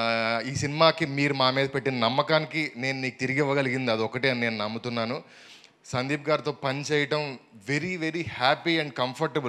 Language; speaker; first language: Telugu; native; Telugu